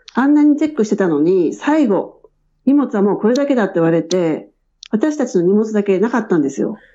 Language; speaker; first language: Japanese; native; Japanese